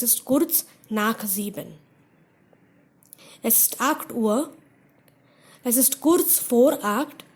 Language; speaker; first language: German; non-native, fluent; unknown